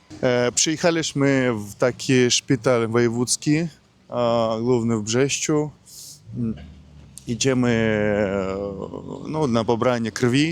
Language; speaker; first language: Polish; non-native, learner; Russian